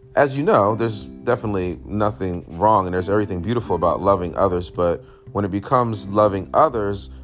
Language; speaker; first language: English; native; English